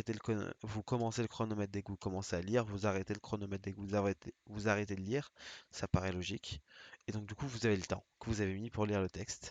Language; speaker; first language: French; native; French